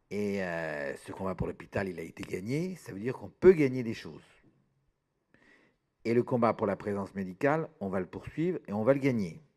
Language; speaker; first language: French; native; French